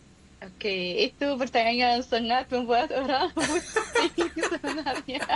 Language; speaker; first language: Indonesian; non-native, fluent; Arabic